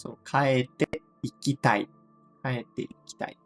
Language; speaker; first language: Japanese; non-native, fluent; English